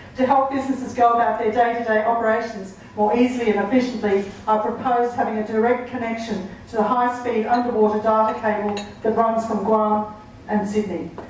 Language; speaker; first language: English; native; English